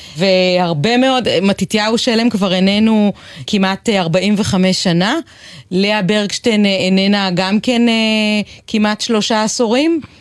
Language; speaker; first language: Hebrew; native; Hebrew